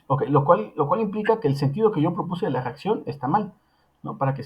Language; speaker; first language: Spanish; native; Spanish